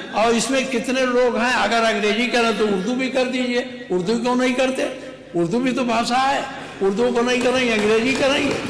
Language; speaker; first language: Hindi; native; Hindi